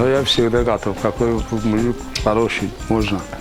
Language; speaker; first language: Russian; non-native, learner; Azerbaijani